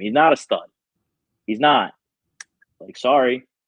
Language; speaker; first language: English; native; English